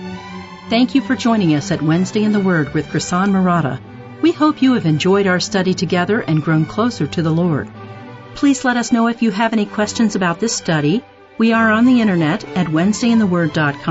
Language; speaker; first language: English; native; English